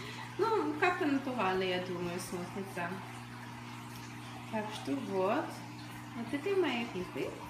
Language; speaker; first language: Russian; early bilingual, other home language; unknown